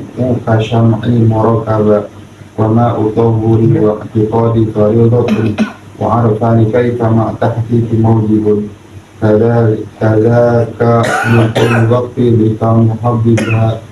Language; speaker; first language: Arabic; non-native, fluent; Indonesian